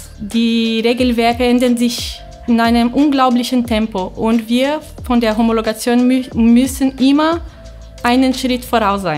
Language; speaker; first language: German; non-native, fluent; Portuguese